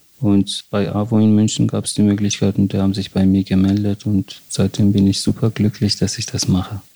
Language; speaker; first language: German; non-native, fluent; Persian